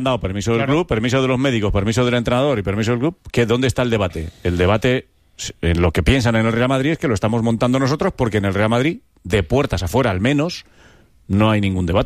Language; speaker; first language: Spanish; native; Spanish